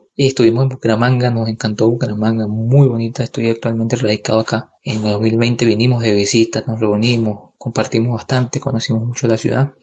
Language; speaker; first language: Spanish; native; Spanish